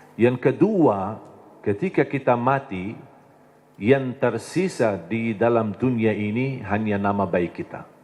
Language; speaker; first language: Indonesian; non-native, fluent; Arabic